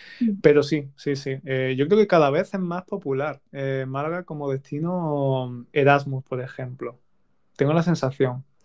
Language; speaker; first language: Spanish; native; Spanish